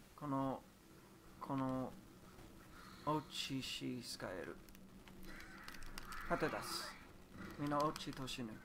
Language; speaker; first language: Japanese; non-native, learner; English